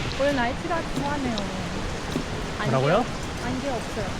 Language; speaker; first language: Korean; non-native, learner; Thai